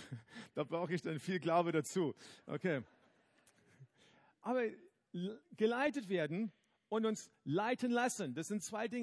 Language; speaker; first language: German; non-native, fluent; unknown